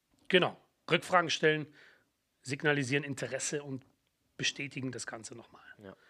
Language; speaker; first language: German; native; German